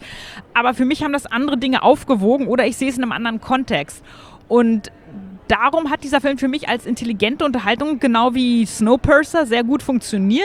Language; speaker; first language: German; native; German